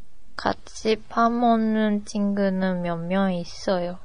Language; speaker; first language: Korean; non-native, learner; Japanese